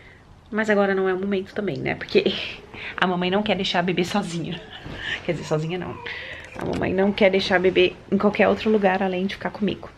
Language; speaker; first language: Portuguese; early bilingual, heritage; Portuguese